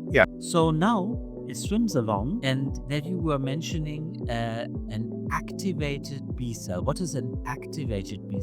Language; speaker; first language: English; non-native, fluent; German